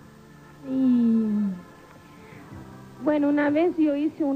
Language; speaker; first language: Spanish; non-native, fluent; Portuguese